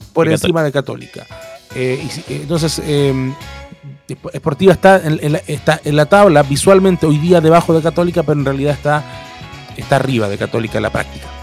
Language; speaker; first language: Spanish; native; Spanish